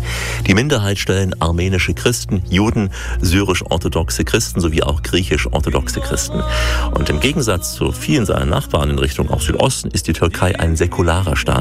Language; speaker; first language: German; native; German